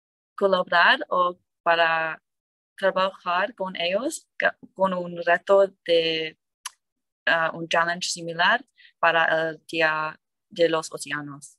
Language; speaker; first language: Spanish; non-native, learner; English